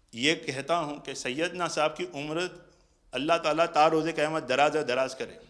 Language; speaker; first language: Hindi; non-native, local second language; Gujarati